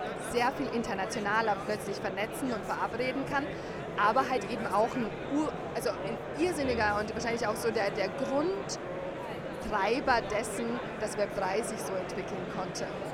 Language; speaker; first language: German; native; German